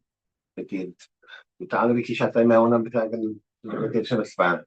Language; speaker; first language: Welsh; native; Welsh